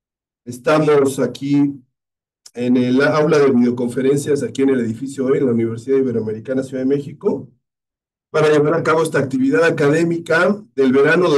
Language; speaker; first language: Spanish; native; Spanish